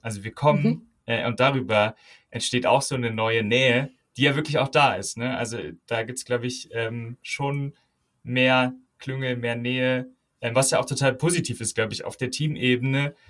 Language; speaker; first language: German; native; German